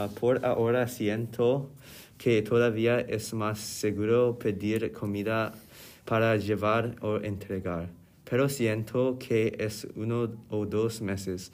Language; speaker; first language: Spanish; non-native, learner; English